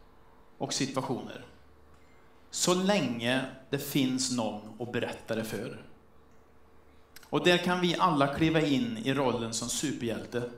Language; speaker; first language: Swedish; native; Swedish